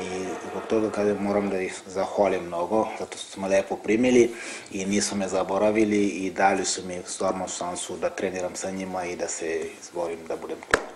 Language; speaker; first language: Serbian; non-native, fluent; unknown